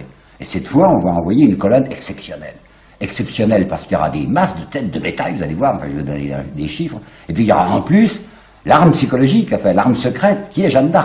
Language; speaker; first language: French; native; French